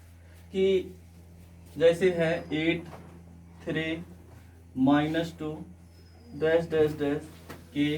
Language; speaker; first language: Hindi; native; Hindi